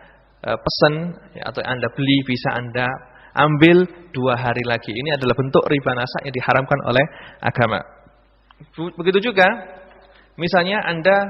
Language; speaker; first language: Indonesian; native; Indonesian